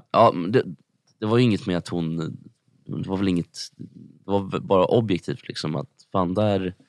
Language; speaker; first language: Swedish; native; Swedish